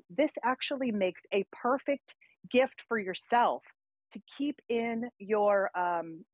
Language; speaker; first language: English; native; English